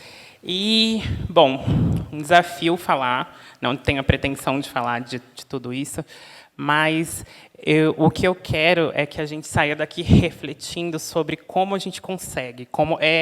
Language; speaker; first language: Portuguese; native; Portuguese